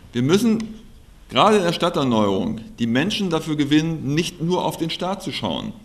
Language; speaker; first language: German; native; German